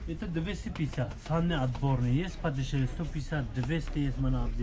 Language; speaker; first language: Russian; non-native, local second language; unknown